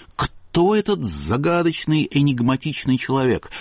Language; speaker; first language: Russian; native; Russian